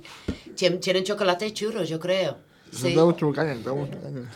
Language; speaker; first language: Spanish; non-native, fluent; English